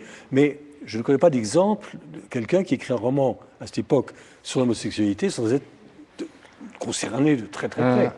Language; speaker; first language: French; native; French